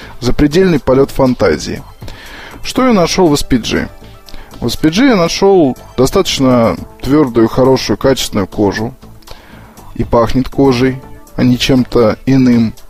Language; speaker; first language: Russian; native; Russian